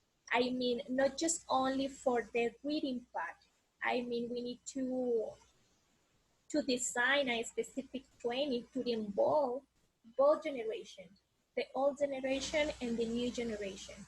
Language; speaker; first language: English; non-native, learner; Spanish